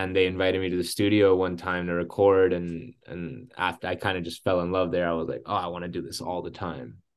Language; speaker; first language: English; early bilingual, other home language; Spanish